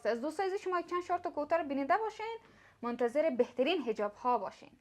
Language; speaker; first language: Persian; native; Persian